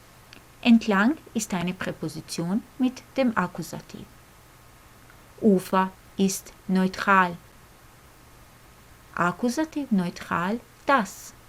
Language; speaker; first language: German; non-native, fluent; Croatian